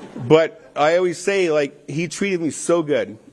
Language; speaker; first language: English; native; English